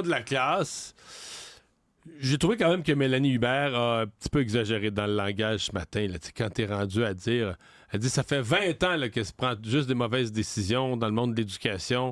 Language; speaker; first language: French; native; French